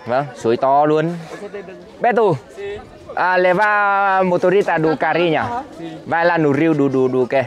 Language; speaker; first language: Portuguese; non-native, learner; Vietnamese